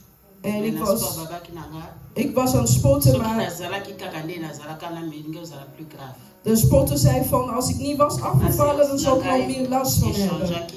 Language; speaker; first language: Dutch; non-native, fluent; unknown